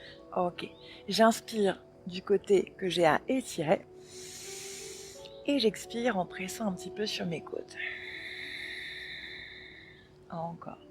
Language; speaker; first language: French; native; French